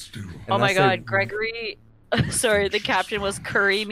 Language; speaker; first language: English; native; English